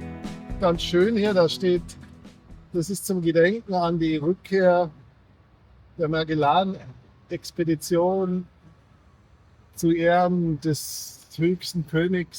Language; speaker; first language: German; native; German